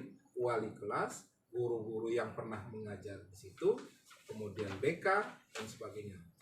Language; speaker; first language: Indonesian; native; Indonesian